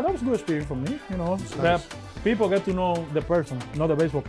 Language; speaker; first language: English; non-native, fluent; Spanish